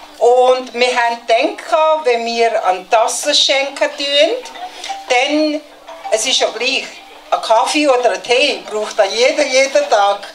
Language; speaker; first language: German; non-native, fluent; Tibetan